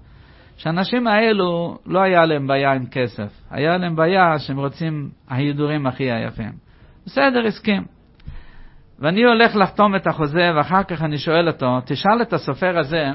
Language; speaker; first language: Hebrew; non-native, fluent; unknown